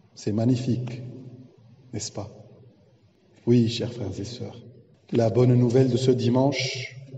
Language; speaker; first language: French; non-native, local second language; Arabic